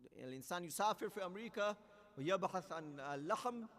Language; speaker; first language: Arabic; non-native, fluent; English